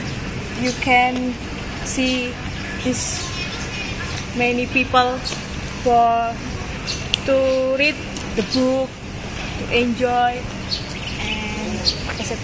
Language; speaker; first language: English; non-native, learner; Indonesian